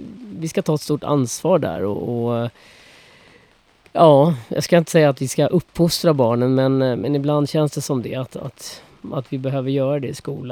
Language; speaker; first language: Swedish; native; Swedish